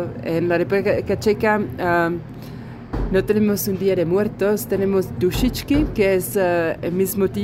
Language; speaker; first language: Spanish; non-native, fluent; Czech